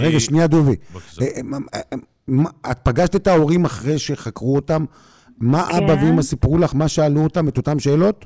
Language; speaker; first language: Hebrew; native; Hebrew